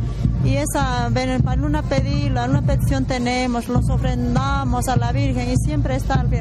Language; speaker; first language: Spanish; native; Spanish